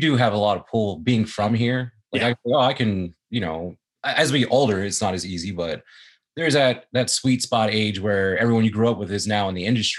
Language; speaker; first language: English; native; English